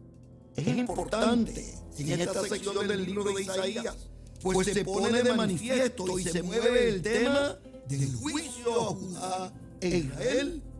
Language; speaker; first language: Spanish; native; Spanish